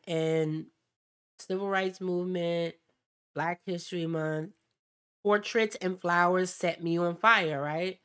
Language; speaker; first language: English; native; English